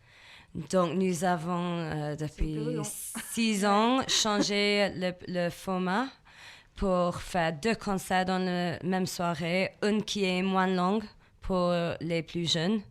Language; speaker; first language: French; non-native, fluent; English